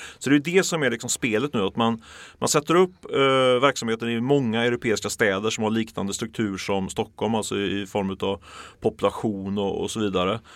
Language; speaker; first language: Swedish; native; Swedish